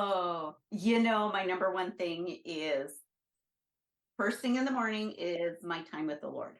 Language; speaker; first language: English; native; English